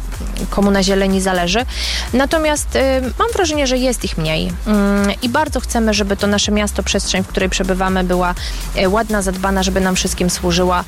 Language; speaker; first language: Polish; native; Polish